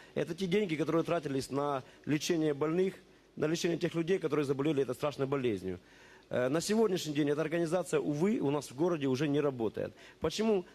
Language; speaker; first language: Russian; native; Russian